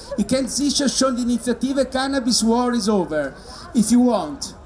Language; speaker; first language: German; non-native, learner; Italian